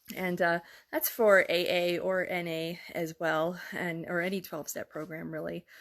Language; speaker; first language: English; native; English